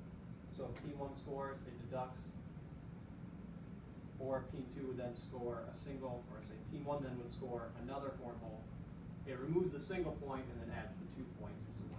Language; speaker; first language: English; native; English